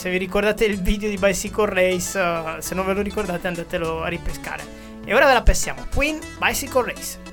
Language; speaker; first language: Italian; native; Italian